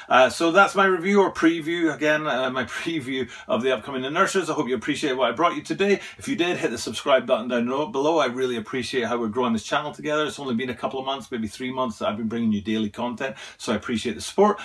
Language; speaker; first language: English; native; English